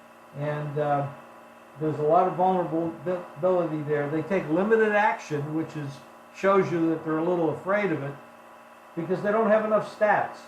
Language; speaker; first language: English; native; English